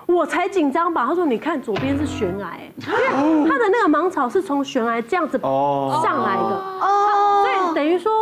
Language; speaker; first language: Chinese; native; Chinese